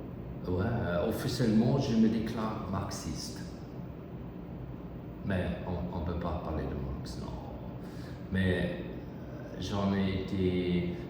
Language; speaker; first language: French; non-native, learner; German